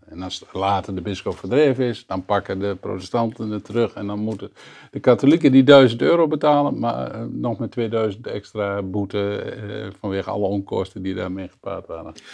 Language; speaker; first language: Dutch; native; Dutch